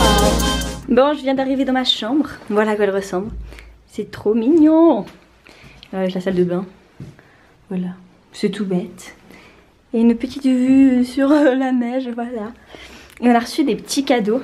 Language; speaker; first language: French; native; French